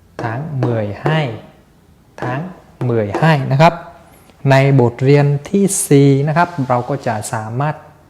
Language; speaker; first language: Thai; non-native, fluent; Vietnamese